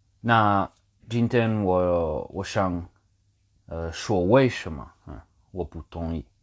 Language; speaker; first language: Chinese; non-native, learner; English